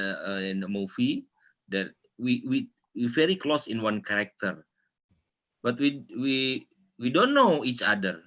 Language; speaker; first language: English; non-native, local second language; Indonesian